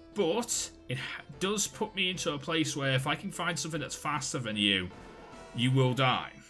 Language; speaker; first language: English; native; English